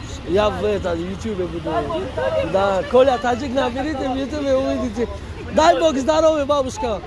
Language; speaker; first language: Russian; non-native, fluent; Tajik